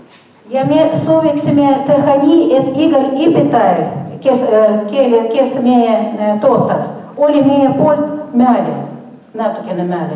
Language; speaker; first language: Estonian; non-native, local second language; Russian